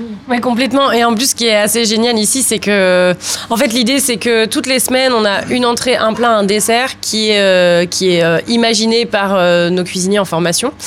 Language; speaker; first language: French; native; French